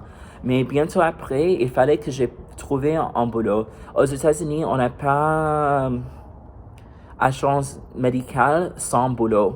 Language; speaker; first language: French; non-native, fluent; English